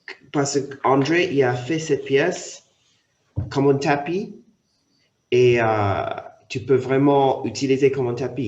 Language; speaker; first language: French; non-native, fluent; English